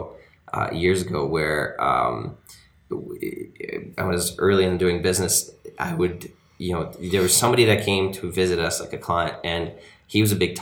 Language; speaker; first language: English; early bilingual, other home language; French